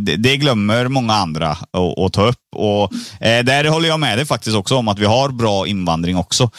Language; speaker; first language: Swedish; early bilingual, other home language; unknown